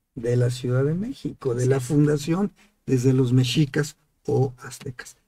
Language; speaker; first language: Spanish; native; Spanish